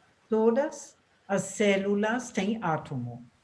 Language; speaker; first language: Portuguese; non-native, fluent; German